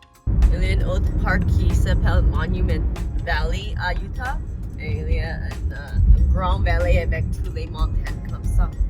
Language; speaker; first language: French; non-native, learner; English